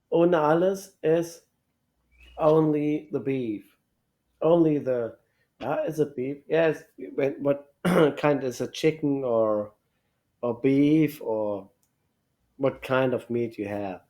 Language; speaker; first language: English; non-native, learner; German